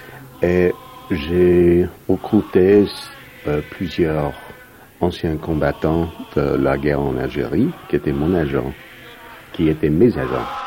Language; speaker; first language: French; non-native, fluent; English